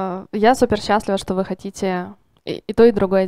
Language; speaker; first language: Russian; native; Russian